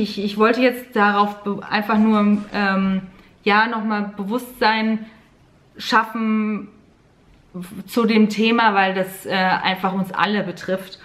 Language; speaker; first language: German; native; German